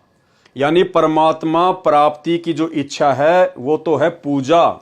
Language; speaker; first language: Hindi; native; Hindi